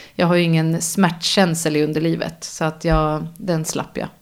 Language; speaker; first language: Swedish; native; Swedish